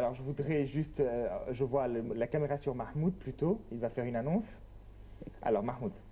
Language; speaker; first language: French; native; French